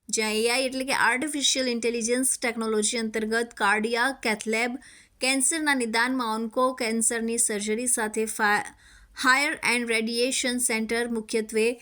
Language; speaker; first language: Gujarati; native; Gujarati